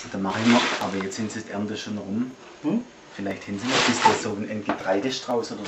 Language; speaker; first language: German; native; German